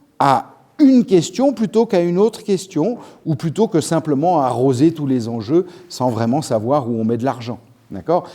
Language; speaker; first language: French; native; French